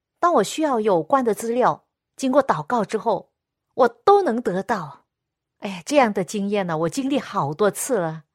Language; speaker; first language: Chinese; non-native, local second language; Cantonese